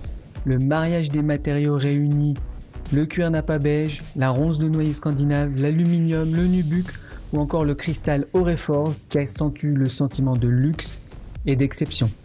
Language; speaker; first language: French; native; French